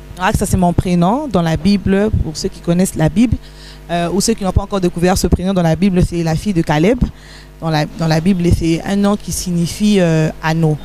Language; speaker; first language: French; non-native, local second language; Lingala